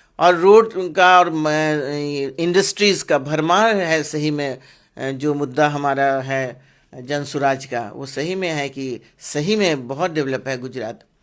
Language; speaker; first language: Hindi; non-native, local second language; Bangla